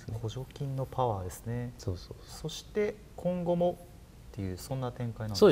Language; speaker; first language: Japanese; native; Japanese